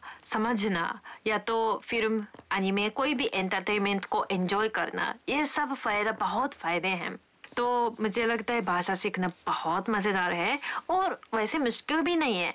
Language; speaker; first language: Hindi; non-native, fluent; Japanese